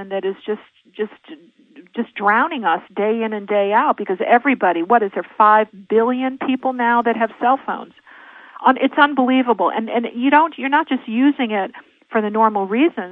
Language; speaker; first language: English; native; English